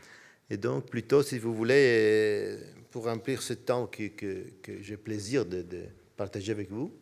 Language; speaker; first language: French; non-native, fluent; Italian